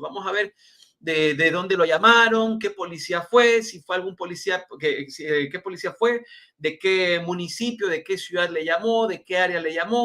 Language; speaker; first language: Spanish; native; Spanish